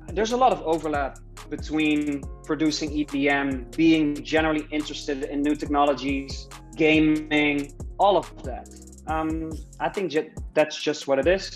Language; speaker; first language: English; non-native, fluent; Dutch